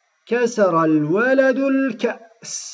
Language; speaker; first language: Arabic; non-native, fluent; Turkish